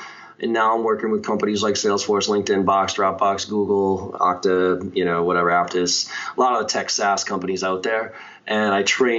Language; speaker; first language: English; native; English